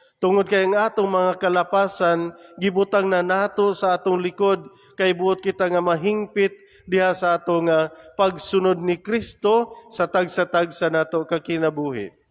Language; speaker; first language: Cebuano; native; Cebuano